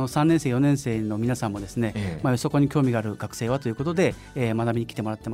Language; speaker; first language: Japanese; native; Japanese